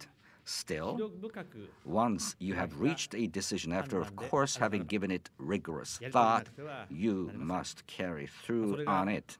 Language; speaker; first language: English; non-native, fluent; Japanese